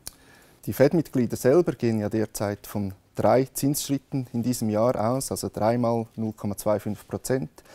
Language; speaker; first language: German; native; German